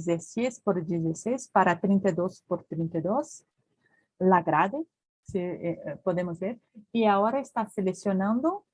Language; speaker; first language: Spanish; non-native, learner; Portuguese